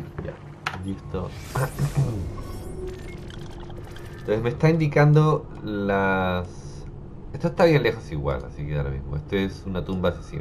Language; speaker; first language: Spanish; native; Spanish